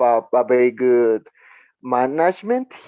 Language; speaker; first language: English; non-native, learner; Spanish